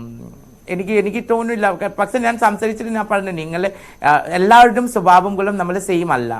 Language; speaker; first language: Malayalam; non-native, local second language; Assamese